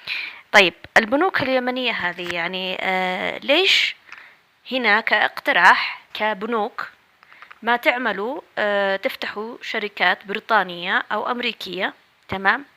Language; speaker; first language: Arabic; native; Arabic